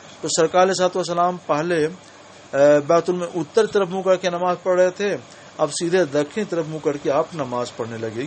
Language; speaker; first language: Urdu; native; Urdu